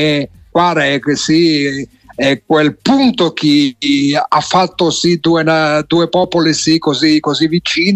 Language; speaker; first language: Italian; non-native, fluent; Georgian